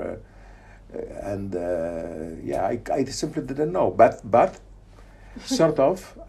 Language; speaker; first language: English; non-native, fluent; Polish